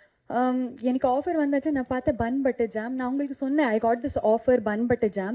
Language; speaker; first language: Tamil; non-native, learner; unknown